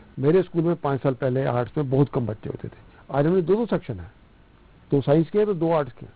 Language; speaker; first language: Hindi; non-native, local second language; Punjabi